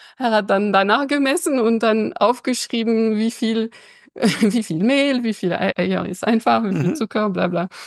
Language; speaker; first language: German; non-native, fluent; French